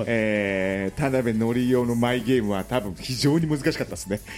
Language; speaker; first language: Japanese; native; Japanese